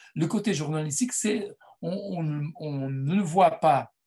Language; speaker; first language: French; non-native, fluent; Portuguese